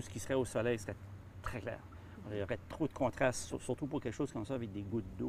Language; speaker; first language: French; native; French